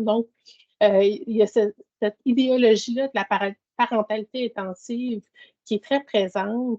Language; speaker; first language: French; native; French